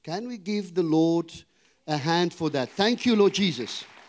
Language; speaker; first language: English; non-native, local second language; Afrikaans